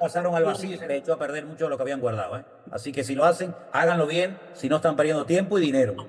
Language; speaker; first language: Spanish; native; Spanish